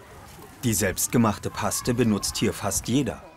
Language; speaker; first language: German; native; German